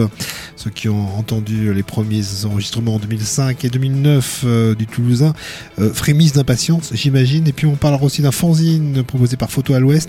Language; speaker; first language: French; native; French